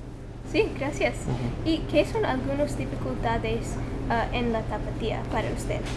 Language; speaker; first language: Spanish; non-native, learner; English